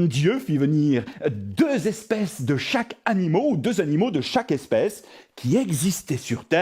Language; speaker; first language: French; native; French